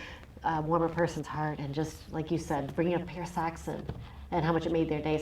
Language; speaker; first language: English; native; English